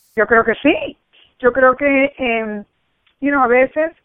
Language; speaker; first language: Spanish; early bilingual, heritage; Spanish